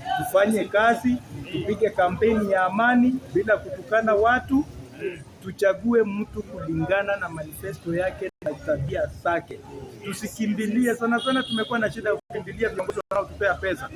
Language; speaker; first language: Swahili; non-native, local second language; Luyia